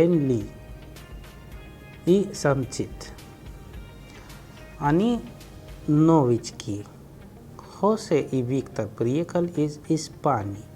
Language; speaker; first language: Russian; non-native, fluent; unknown